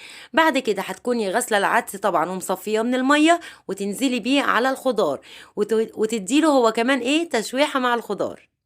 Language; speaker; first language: Arabic; native; Arabic